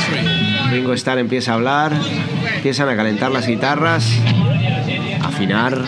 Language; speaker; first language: Spanish; native; Spanish